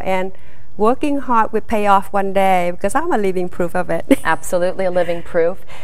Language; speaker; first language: English; non-native, learner; Vietnamese